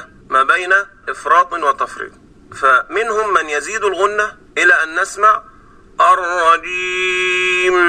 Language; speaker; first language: Arabic; native; Arabic